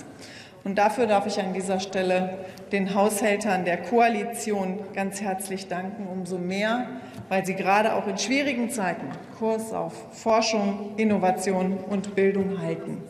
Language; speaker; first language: German; native; German